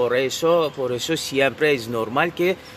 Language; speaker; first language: Spanish; non-native, fluent; Turkish